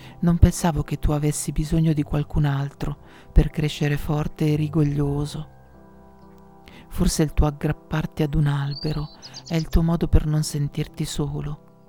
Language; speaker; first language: Italian; native; Italian